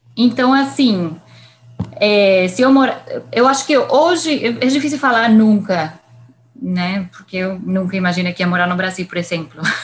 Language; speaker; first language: Portuguese; non-native, fluent; Spanish